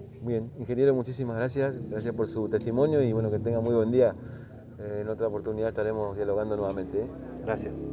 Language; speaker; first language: Spanish; native; Spanish